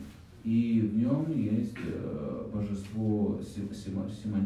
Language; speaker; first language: Russian; native; Russian